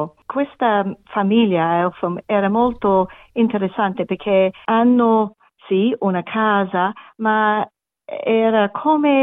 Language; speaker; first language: Italian; non-native, learner; German